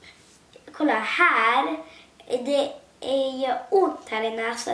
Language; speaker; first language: Swedish; non-native, local second language; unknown